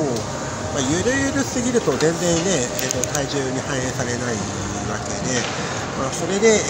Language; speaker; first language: Japanese; native; Japanese